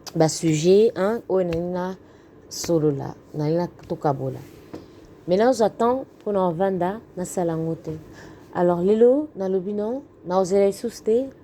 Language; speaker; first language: Lingala; native; Lingala